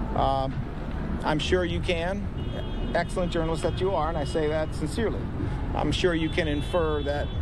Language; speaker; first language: English; native; English